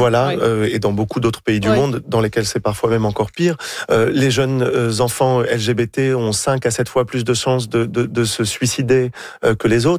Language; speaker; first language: French; native; French